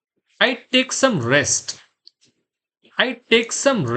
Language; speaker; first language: English; non-native, fluent; Gujarati